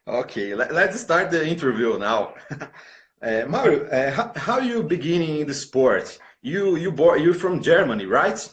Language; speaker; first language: English; non-native, learner; Portuguese